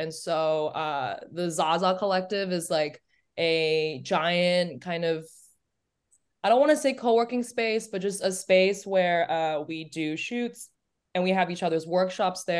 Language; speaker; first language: English; native; English